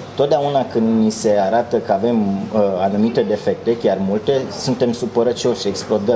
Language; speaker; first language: Romanian; native; Romanian